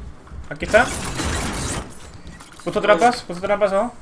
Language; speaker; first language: Spanish; native; Spanish